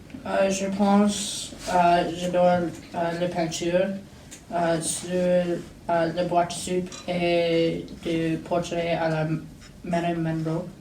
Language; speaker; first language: French; non-native, learner; English